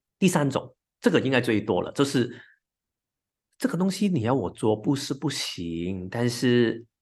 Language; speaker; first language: Chinese; non-native, local second language; Cantonese